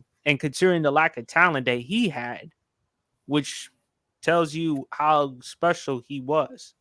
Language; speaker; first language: English; native; English